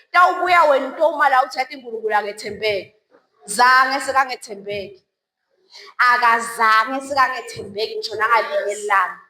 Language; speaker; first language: Zulu; non-native, local second language; Swati